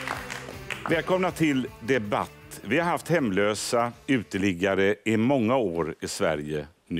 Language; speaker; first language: Swedish; native; Swedish